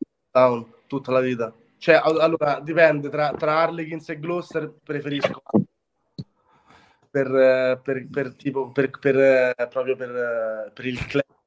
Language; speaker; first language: Italian; native; Italian